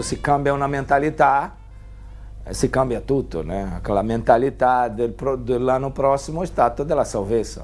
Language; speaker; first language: Italian; non-native, fluent; Portuguese